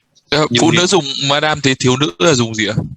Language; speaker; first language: Vietnamese; native; Vietnamese